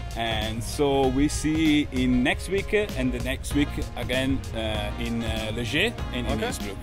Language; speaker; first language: English; non-native, learner; Italian